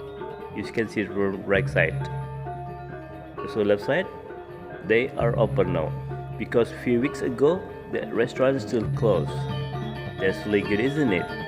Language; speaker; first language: English; non-native, learner; Indonesian